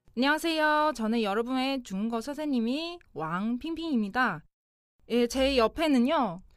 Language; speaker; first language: Korean; non-native, local second language; Chinese